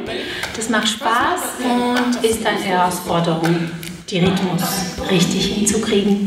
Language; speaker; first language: German; non-native, fluent; Portuguese